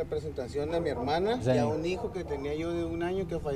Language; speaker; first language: Spanish; native; Spanish